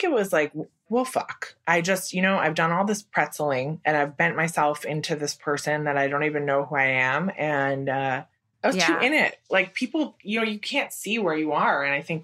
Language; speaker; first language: English; native; English